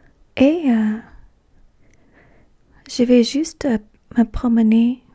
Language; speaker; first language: French; non-native, fluent; English